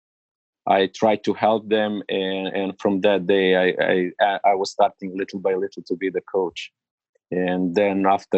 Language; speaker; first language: English; non-native, learner; Serbian